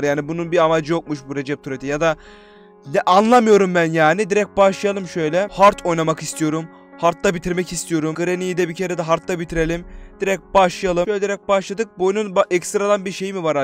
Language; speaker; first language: Turkish; native; Turkish